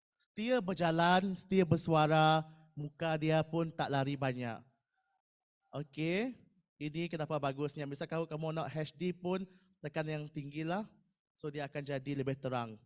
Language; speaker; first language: Malay; non-native, local second language; Iban